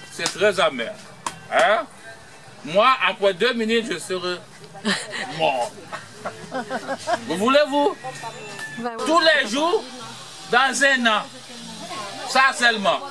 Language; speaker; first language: French; non-native, fluent; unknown